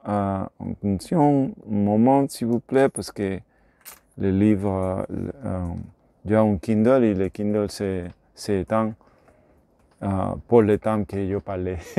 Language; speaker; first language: French; non-native, learner; Spanish